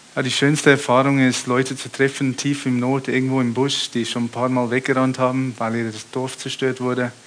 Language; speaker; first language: German; early bilingual, heritage; German